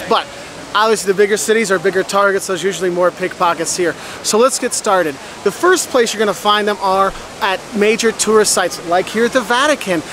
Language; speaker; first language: English; native; English